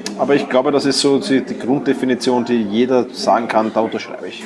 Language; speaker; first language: German; native; German